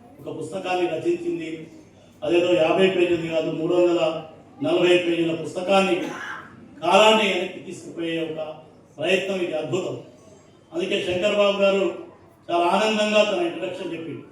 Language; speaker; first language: Telugu; native; Telugu